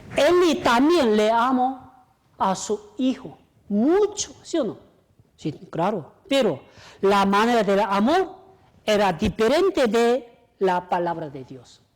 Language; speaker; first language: Spanish; non-native, fluent; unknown